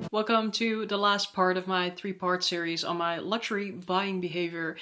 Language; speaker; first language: English; non-native, fluent; Dutch